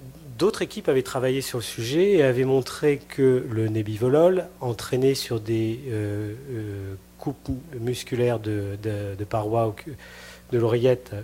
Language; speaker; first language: French; native; French